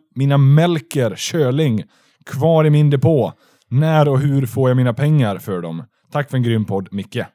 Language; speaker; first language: Swedish; native; Swedish